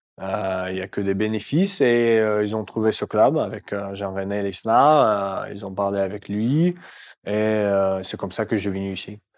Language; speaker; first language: French; non-native, fluent; Russian